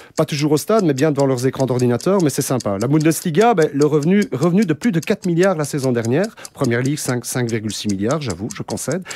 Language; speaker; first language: French; native; French